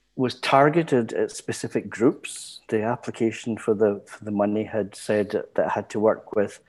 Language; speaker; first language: English; native; English